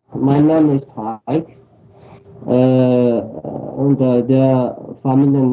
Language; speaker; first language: German; non-native, fluent; Armenian